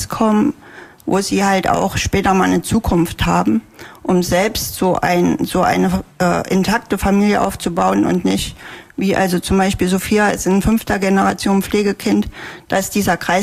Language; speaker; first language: German; native; German